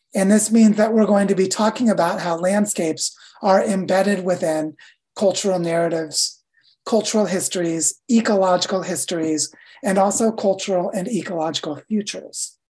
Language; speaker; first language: English; native; English